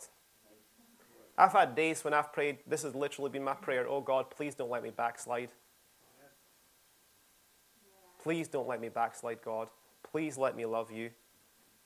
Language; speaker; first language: English; native; English